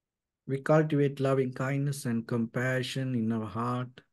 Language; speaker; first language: English; non-native, fluent; Sinhala